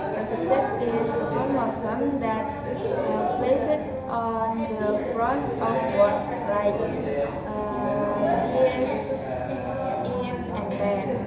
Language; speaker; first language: English; non-native, learner; Indonesian